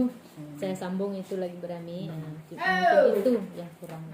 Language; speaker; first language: Indonesian; native; Indonesian